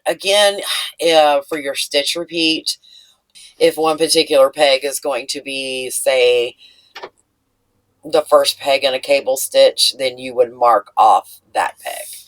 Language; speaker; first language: English; native; English